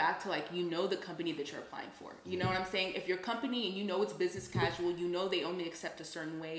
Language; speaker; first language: English; native; English